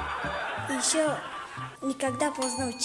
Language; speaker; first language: Russian; non-native, learner; Tajik